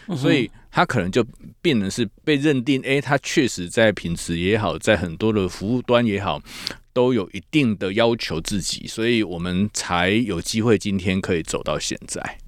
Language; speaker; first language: Chinese; native; Chinese